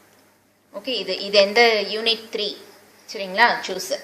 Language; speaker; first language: Tamil; native; Tamil